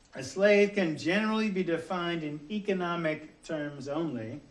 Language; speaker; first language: English; native; English